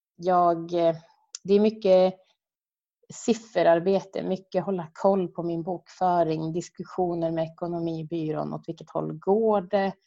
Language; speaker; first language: Swedish; native; Swedish